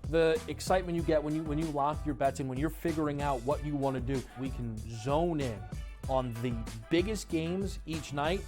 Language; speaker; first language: English; native; English